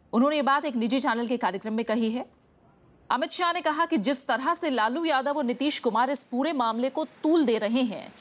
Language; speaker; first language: Hindi; native; Hindi